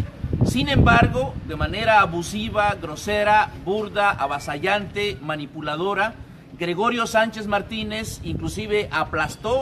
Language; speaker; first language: Spanish; native; Spanish